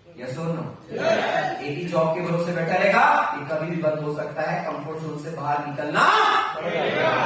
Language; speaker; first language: Hindi; non-native, local second language; Marathi